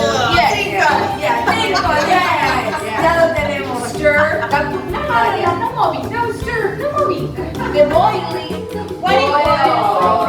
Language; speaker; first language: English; non-native, learner; Spanish